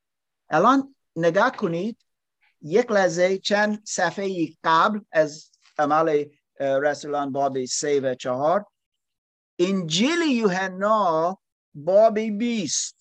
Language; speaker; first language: Persian; non-native, learner; English